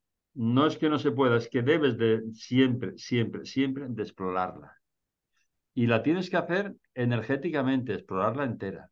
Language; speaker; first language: Spanish; native; Spanish